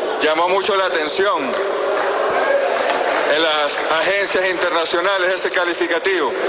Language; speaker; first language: Spanish; native; Spanish